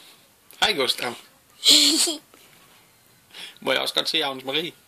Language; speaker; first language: Danish; native; Danish